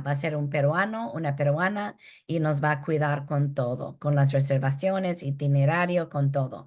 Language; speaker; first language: Spanish; early bilingual, heritage; Spanish